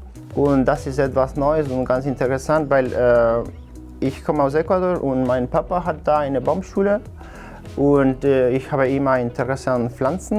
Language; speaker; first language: German; non-native, fluent; Spanish